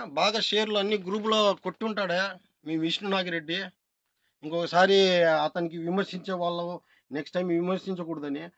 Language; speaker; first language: Telugu; non-native, local second language; Urdu